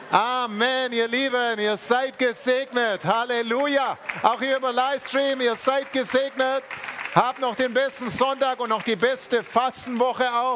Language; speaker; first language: German; native; German